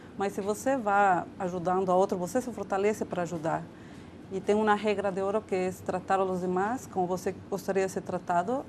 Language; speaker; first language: Portuguese; non-native, fluent; Spanish